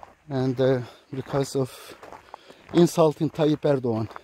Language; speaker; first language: English; non-native, fluent; Turkish